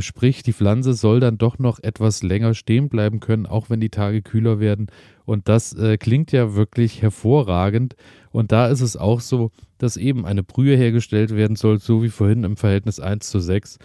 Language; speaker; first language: German; native; German